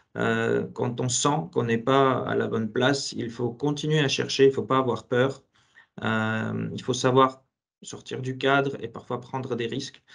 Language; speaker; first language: French; non-native, fluent; Georgian